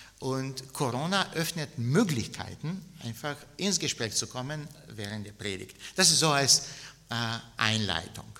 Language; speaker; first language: German; non-native, fluent; Bulgarian